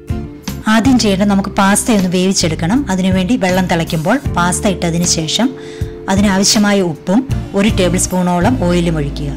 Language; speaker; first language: Malayalam; native; Malayalam